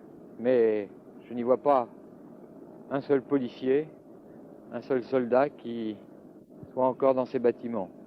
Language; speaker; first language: French; native; French